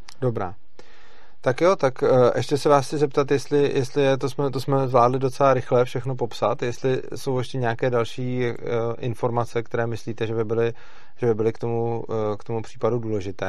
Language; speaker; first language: Czech; native; Czech